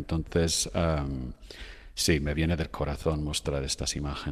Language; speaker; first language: Spanish; non-native, fluent; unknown